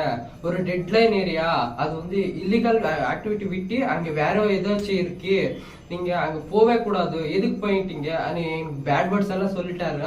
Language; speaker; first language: Tamil; non-native, local second language; Kannada